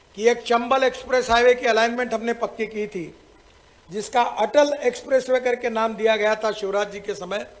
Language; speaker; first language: Hindi; non-native, local second language; Marathi